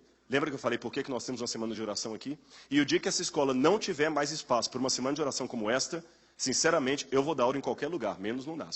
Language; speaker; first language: Portuguese; native; Portuguese